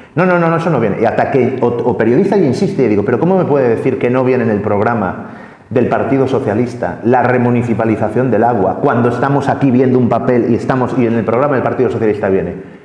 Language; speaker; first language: Spanish; native; Spanish